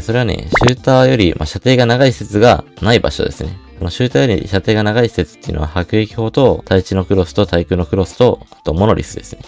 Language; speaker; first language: Japanese; native; Japanese